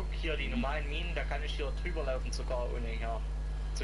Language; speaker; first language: German; native; German